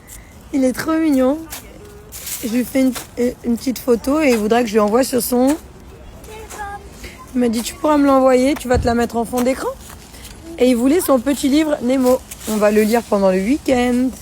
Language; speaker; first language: French; native; French